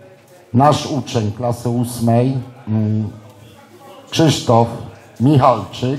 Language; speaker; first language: Polish; native; Polish